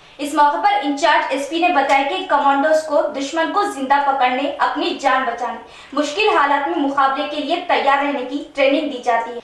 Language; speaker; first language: Urdu; native; Urdu